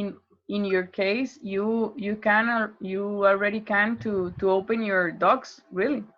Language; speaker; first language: English; non-native, learner; Spanish